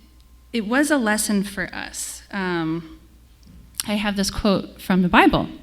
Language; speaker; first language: English; native; English